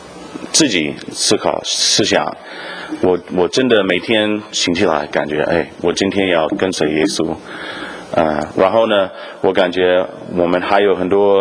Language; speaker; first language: Chinese; non-native, fluent; English